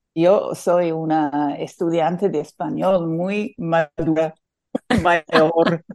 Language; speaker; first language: Spanish; non-native, fluent; English